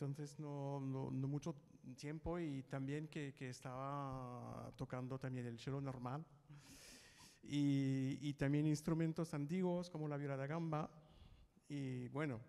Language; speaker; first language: Spanish; non-native, fluent; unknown